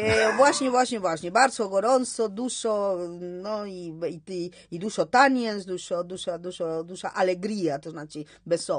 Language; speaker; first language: Polish; non-native, learner; Spanish